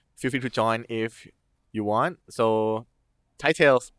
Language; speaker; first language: English; non-native, learner; Thai